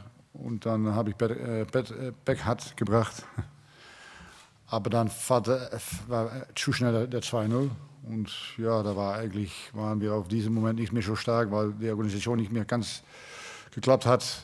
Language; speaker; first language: German; non-native, fluent; Dutch